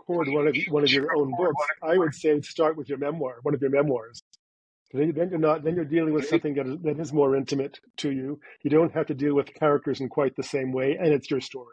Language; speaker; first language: English; native; English